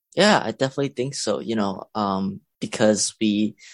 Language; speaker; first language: English; non-native, local second language; Cantonese